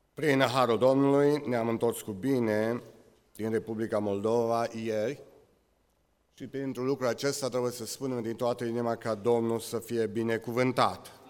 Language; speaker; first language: Romanian; native; Romanian